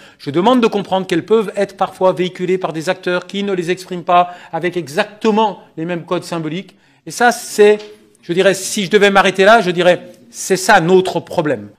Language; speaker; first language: French; native; French